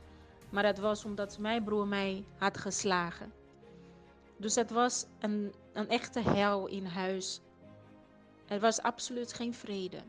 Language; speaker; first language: Dutch; non-native, fluent; Portuguese